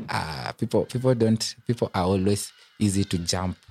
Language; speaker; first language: English; non-native, local second language; Luo (Kenya and Tanzania)